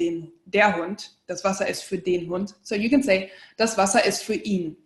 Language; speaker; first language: German; non-native, fluent; English